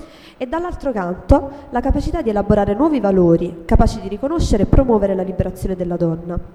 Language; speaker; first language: Italian; native; Italian